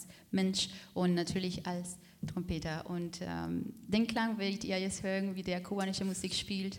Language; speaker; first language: German; non-native, fluent; Spanish